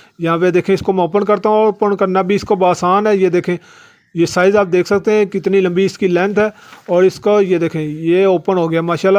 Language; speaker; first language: Hindi; non-native, local second language; Punjabi